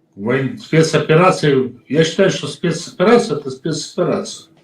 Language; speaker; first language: Russian; native; Russian